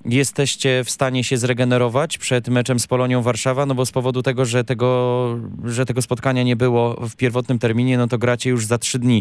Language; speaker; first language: Polish; native; Polish